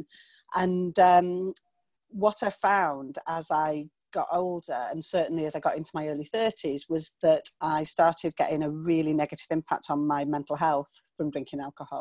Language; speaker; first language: English; native; English